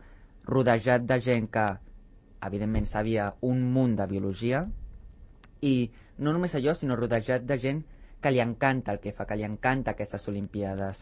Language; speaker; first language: Catalan; native; Catalan